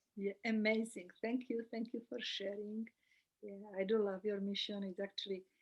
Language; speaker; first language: English; non-native, fluent; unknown